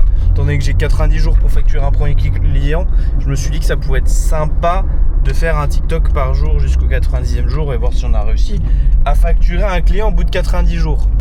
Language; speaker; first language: French; native; French